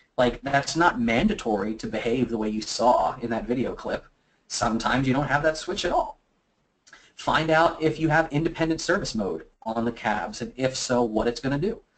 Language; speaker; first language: English; native; English